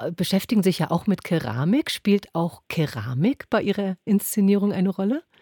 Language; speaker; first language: German; native; German